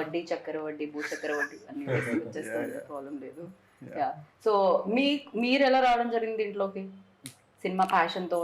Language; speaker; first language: Telugu; native; Telugu